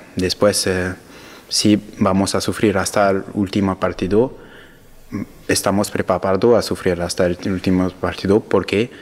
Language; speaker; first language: Spanish; non-native, learner; French